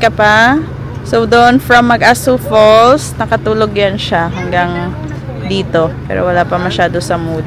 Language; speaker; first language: Filipino; non-native, local second language; Hiligaynon